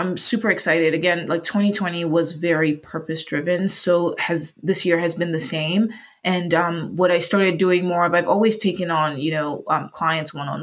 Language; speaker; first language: English; non-native, local second language; Yoruba